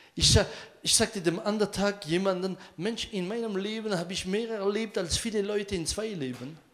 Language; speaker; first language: German; non-native, fluent; French